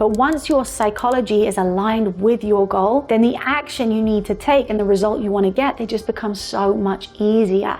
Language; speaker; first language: English; native; English